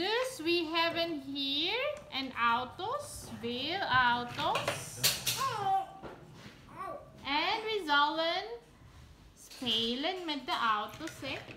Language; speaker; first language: Dutch; non-native, learner; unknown